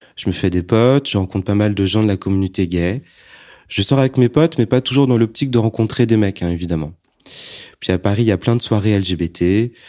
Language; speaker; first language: French; native; French